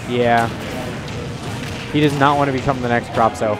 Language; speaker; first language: English; native; English